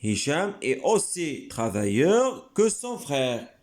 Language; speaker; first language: French; non-native, local second language; Arabic